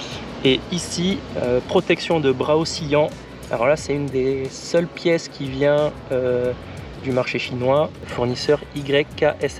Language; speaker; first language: French; native; French